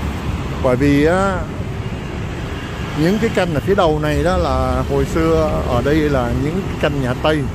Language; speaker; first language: Vietnamese; native; Vietnamese